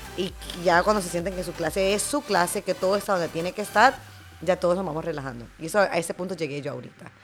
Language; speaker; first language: Spanish; native; Spanish